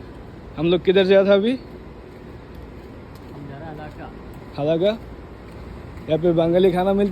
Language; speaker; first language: Hindi; non-native, learner; Bangla